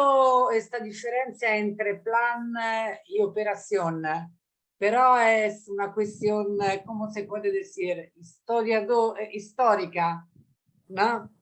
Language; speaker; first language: Spanish; non-native, learner; Italian